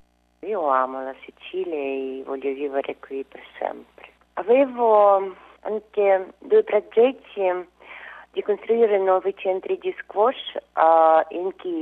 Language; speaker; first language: Italian; non-native, learner; Russian